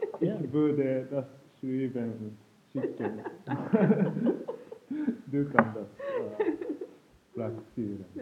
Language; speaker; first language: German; non-native, learner; Japanese